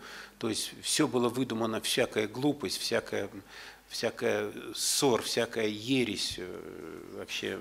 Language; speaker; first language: Russian; native; Russian